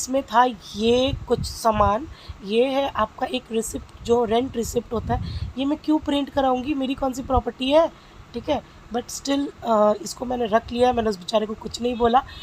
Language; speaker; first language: Hindi; non-native, local second language; Bangla